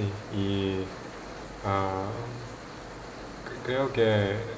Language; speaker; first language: Spanish; non-native, learner; Chinese